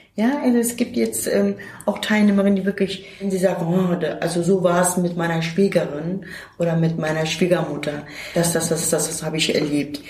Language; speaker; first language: German; non-native, fluent; Turkish